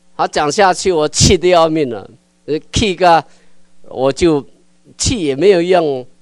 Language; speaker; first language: Chinese; non-native, local second language; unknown